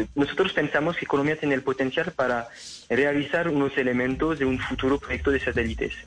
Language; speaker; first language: Spanish; non-native, fluent; French